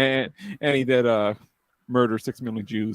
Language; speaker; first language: English; native; English